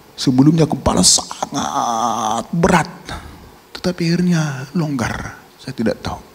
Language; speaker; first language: Indonesian; non-native, local second language; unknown